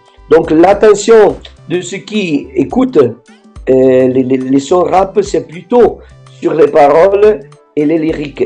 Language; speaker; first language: French; non-native, fluent; Italian